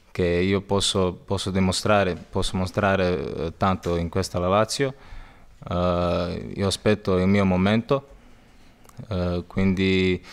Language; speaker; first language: Italian; non-native, learner; Croatian